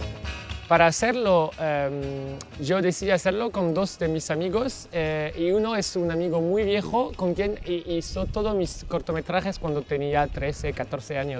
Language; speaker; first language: Spanish; non-native, fluent; French